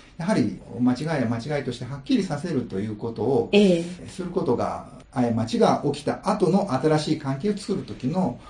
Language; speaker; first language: Japanese; native; Japanese